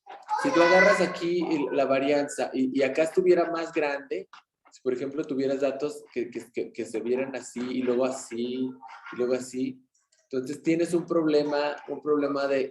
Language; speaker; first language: Spanish; native; Spanish